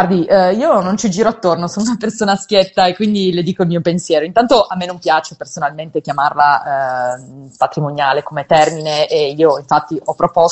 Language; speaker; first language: Italian; native; Italian